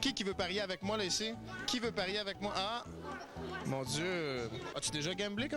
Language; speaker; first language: French; native; French